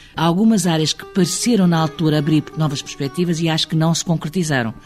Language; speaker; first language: Portuguese; early bilingual, heritage; Portuguese